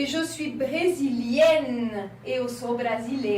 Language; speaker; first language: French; non-native, fluent; Portuguese